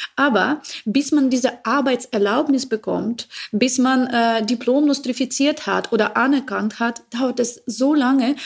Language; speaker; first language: German; non-native, learner; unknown